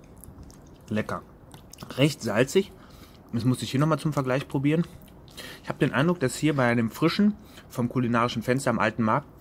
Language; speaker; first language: German; native; German